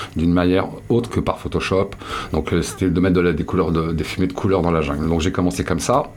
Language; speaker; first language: French; native; French